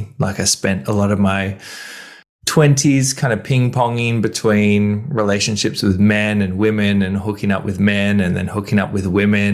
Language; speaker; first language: English; native; English